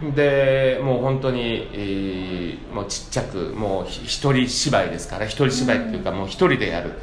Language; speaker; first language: Japanese; native; Japanese